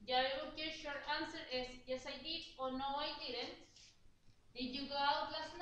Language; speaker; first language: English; non-native, fluent; Spanish